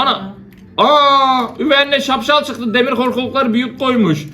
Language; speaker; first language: Turkish; native; Turkish